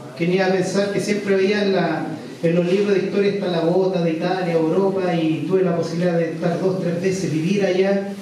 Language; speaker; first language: Spanish; native; Spanish